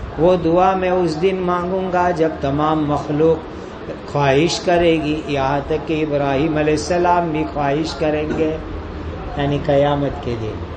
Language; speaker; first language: Urdu; non-native, local second language; Gujarati